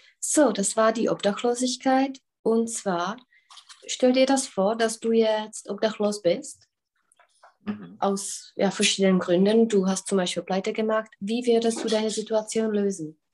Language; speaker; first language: German; non-native, fluent; Czech